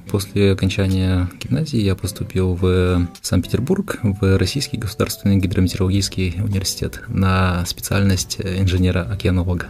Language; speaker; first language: Russian; native; Russian